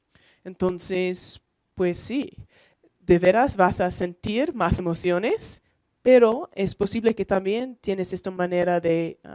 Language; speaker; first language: Spanish; non-native, learner; English